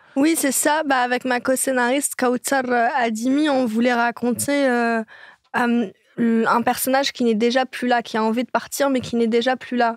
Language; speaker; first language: French; non-native, local second language; Arabic